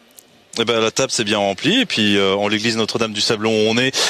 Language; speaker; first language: French; native; French